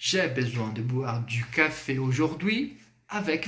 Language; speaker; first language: French; non-native, fluent; Portuguese